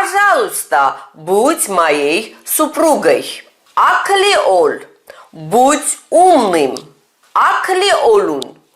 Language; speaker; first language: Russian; non-native, fluent; Turkish